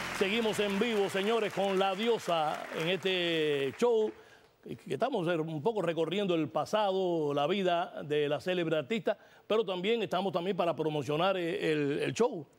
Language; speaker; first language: Spanish; native; Spanish